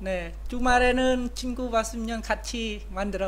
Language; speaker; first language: Korean; non-native, learner; Khmer